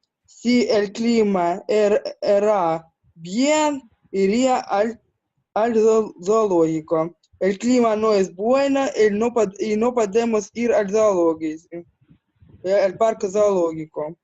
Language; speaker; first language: Spanish; non-native, learner; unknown